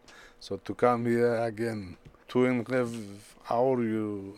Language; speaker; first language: English; non-native, learner; Russian